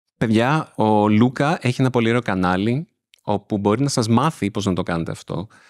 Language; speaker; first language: Greek; native; Greek